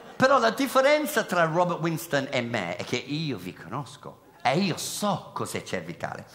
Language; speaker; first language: Italian; non-native, fluent; English